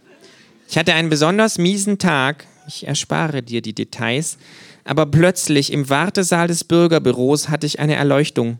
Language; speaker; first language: German; native; German